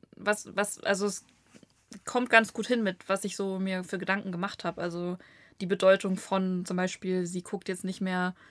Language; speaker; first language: German; native; German